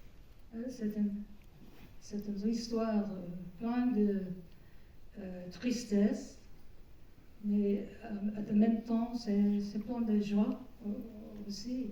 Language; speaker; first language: French; non-native, learner; English